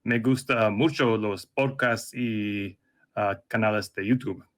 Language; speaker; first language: Spanish; non-native, learner; English